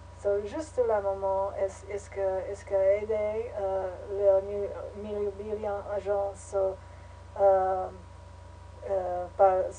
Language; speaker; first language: French; non-native, learner; English